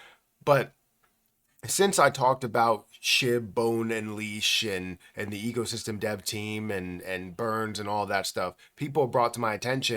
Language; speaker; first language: English; native; English